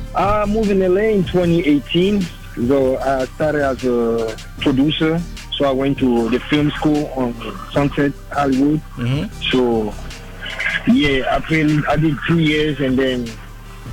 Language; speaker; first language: English; non-native, local second language; French